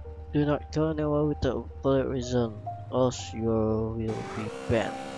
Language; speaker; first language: English; non-native, learner; Indonesian